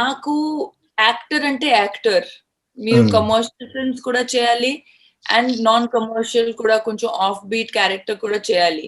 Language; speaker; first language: Telugu; non-native, fluent; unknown